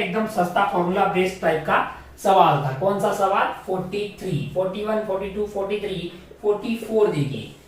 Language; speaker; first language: Hindi; native; Hindi